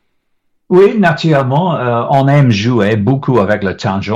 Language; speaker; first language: French; non-native, learner; English